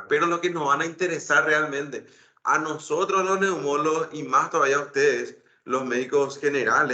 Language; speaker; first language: Spanish; native; Spanish